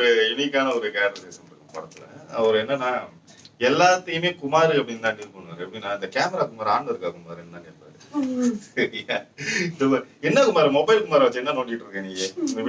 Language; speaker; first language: Tamil; native; Tamil